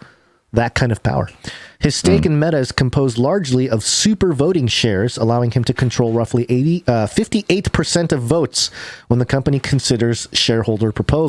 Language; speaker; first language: English; native; English